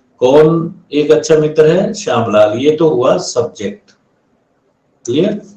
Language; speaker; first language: Hindi; native; Hindi